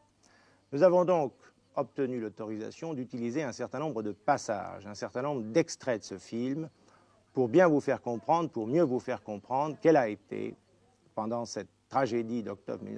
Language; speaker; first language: French; native; French